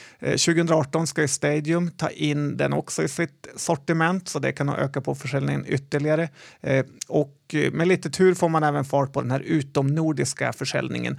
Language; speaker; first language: Swedish; native; Swedish